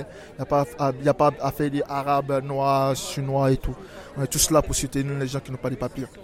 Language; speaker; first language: French; non-native, learner; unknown